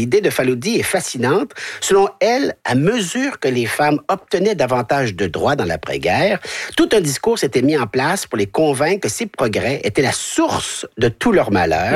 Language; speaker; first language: French; native; French